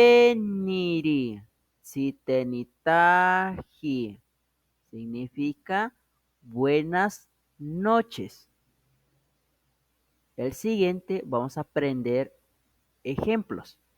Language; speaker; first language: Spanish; non-native, local second language; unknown